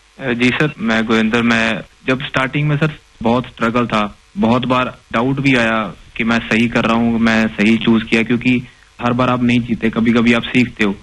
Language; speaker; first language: Hindi; non-native, local second language; Punjabi